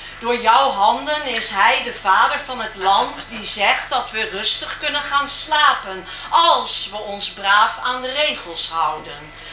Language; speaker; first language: Dutch; native; Dutch